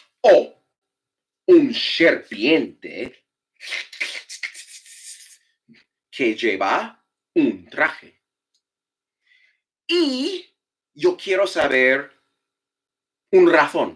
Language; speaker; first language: Spanish; non-native, fluent; English